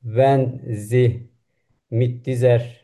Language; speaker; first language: German; non-native, learner; Turkish